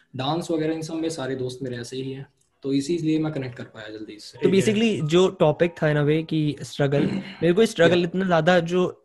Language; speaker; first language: Hindi; native; Hindi